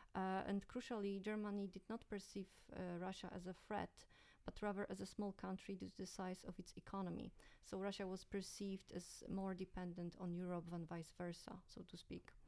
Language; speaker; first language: English; non-native, fluent; Polish